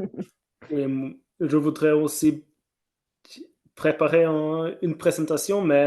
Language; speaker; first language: French; non-native, fluent; Norwegian